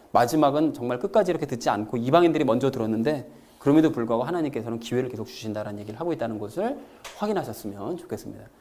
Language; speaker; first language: Korean; native; Korean